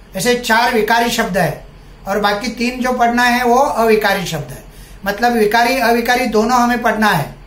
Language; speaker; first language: Hindi; non-native, local second language; Marathi